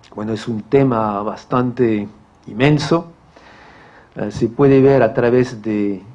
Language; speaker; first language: Spanish; non-native, fluent; French